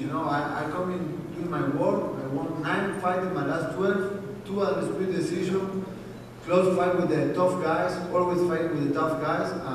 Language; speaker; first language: English; non-native, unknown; Spanish